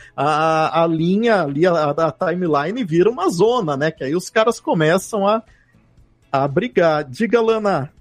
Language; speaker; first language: Portuguese; native; Portuguese